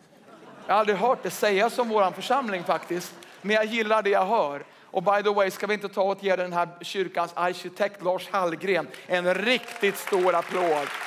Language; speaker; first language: Swedish; native; Swedish